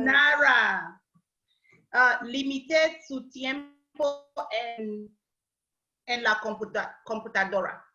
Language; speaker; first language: Spanish; non-native, learner; English